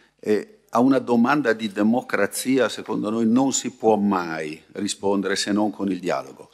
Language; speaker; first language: Italian; native; Italian